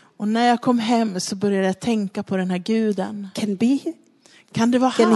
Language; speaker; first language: Swedish; non-native, fluent; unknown